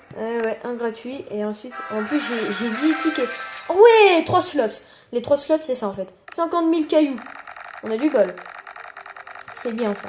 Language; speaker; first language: French; native; French